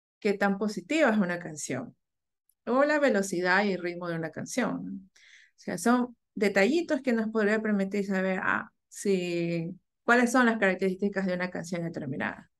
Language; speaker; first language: Spanish; native; Spanish